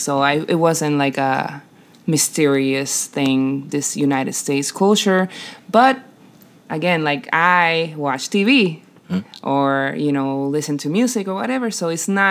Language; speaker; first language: English; non-native, fluent; Spanish